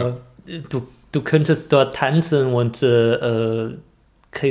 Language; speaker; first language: German; non-native, fluent; Chinese